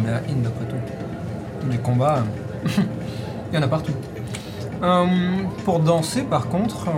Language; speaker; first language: French; native; French